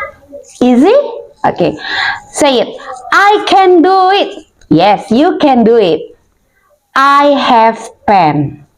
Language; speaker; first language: English; non-native, learner; Indonesian